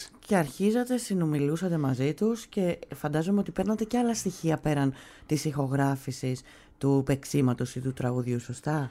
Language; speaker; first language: Greek; native; Greek